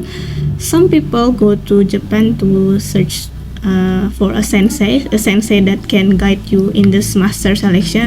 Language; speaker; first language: English; non-native, learner; Indonesian